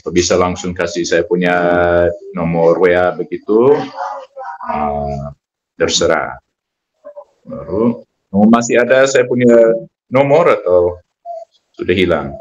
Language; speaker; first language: Indonesian; non-native, fluent; English